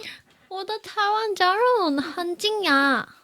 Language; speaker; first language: Chinese; non-native, learner; Korean